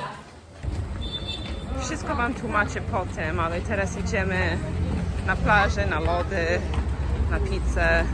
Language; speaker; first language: Polish; non-native, fluent; English